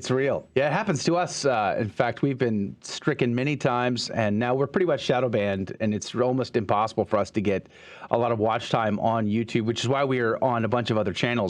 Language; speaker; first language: English; native; English